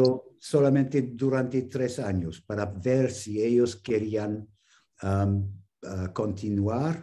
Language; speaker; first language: Spanish; non-native, fluent; English